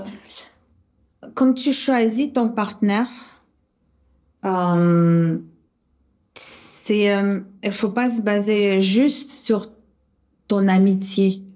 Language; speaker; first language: French; non-native, fluent; Russian